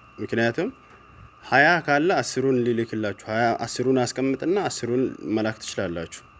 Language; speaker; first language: Amharic; non-native, local second language; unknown